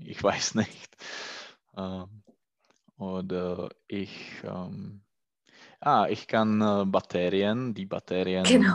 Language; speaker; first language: German; non-native, learner; Czech